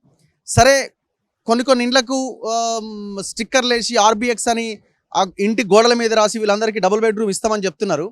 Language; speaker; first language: Telugu; native; Telugu